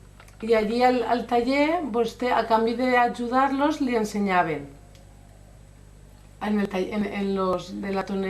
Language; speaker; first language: Catalan; native; Catalan